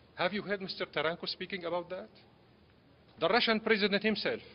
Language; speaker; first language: English; non-native, fluent; Arabic